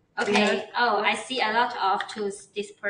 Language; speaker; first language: English; non-native, learner; Chinese